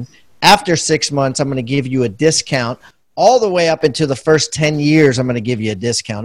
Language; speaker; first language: English; native; English